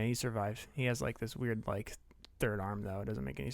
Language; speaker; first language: English; native; English